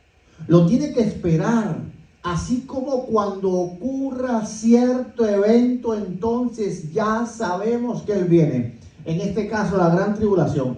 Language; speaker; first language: Spanish; native; Spanish